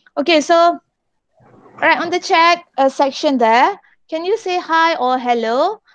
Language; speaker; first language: English; non-native, local second language; Malay